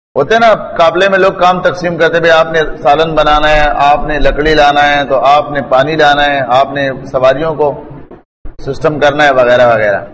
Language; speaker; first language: Urdu; non-native, local second language; Pashto